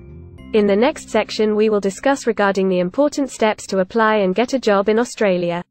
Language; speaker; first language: English; non-native, local second language; Hindi